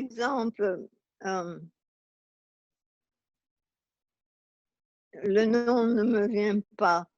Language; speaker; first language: French; non-native, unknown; Italian